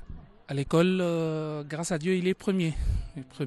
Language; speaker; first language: French; non-native, fluent; Arabic